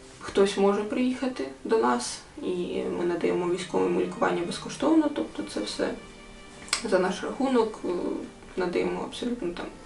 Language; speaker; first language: Ukrainian; native; Ukrainian